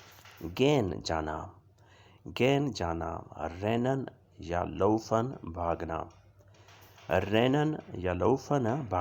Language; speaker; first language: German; non-native, fluent; Urdu